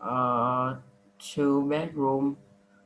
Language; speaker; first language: English; non-native, learner; Vietnamese